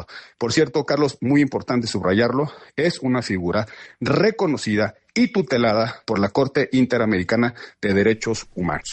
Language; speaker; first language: Spanish; native; Spanish